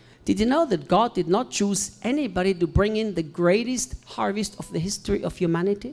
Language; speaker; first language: English; non-native, fluent; German